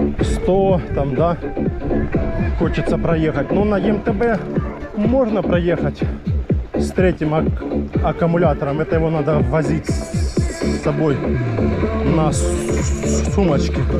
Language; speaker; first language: Russian; native; Russian